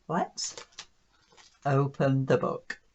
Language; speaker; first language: English; native; English